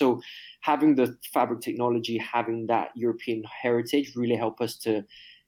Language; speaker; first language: English; non-native, local second language; Cantonese